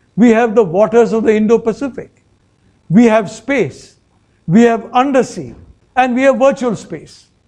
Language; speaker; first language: English; non-native, local second language; Malayalam